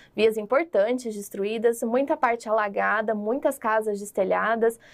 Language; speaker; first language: Portuguese; native; Portuguese